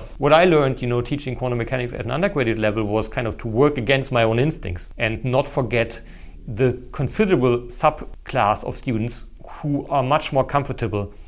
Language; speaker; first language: English; non-native, fluent; German